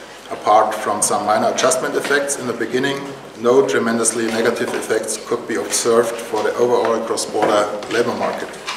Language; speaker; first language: English; non-native, fluent; German